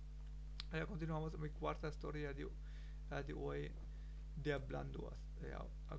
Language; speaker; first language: Spanish; non-native, learner; German